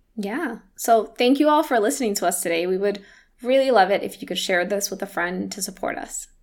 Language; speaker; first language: English; early bilingual, other home language; Spanish